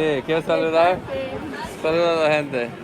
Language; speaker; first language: Spanish; non-native, learner; English